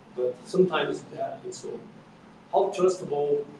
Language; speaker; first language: English; non-native, fluent; Portuguese